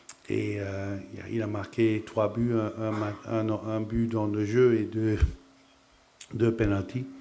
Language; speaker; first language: French; non-native, fluent; Dutch